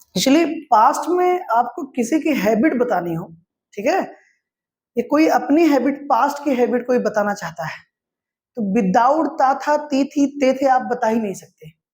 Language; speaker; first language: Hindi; native; Hindi